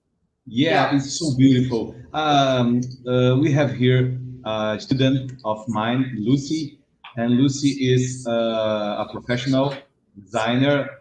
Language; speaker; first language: English; non-native, learner; Portuguese